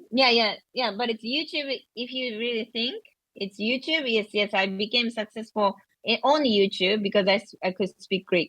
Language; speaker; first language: English; non-native, learner; Japanese